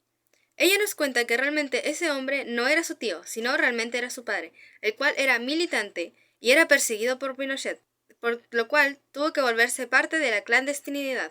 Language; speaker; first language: Spanish; native; Spanish